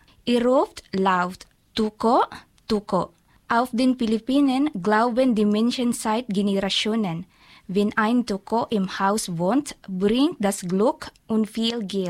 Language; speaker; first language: German; non-native, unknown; Filipino